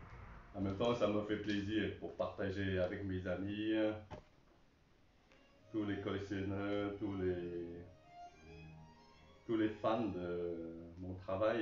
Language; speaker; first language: French; non-native, learner; Chinese